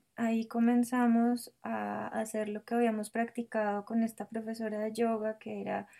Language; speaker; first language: Spanish; native; Spanish